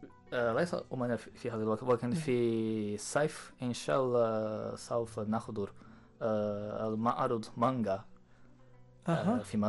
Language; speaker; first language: Arabic; non-native, learner; Japanese